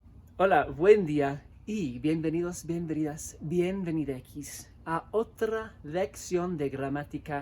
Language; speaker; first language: Spanish; non-native, fluent; English